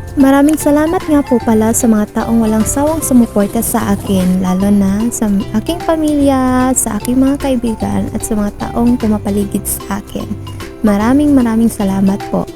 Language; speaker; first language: Filipino; non-native, local second language; Cebuano